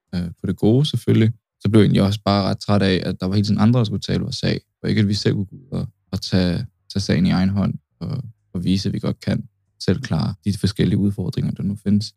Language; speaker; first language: Danish; early bilingual, other home language; Kurdish